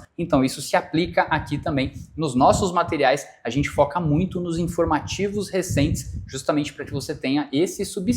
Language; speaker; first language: Portuguese; native; Portuguese